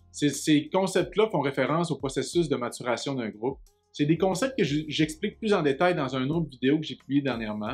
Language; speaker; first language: French; native; French